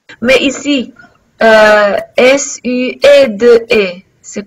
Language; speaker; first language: French; non-native, learner; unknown